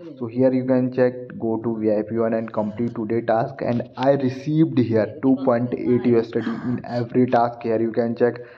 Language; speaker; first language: English; non-native, learner; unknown